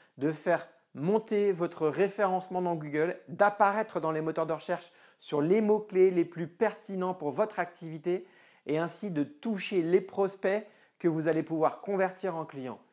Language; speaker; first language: French; native; French